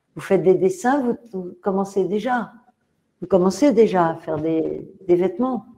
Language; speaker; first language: French; native; French